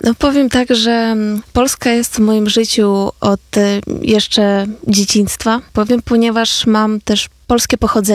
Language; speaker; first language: Polish; non-native, fluent; Ukrainian